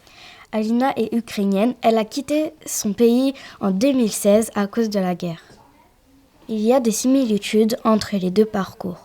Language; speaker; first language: French; native; French